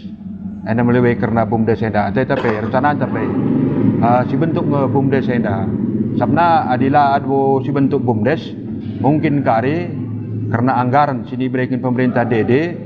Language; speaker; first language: Indonesian; non-native, local second language; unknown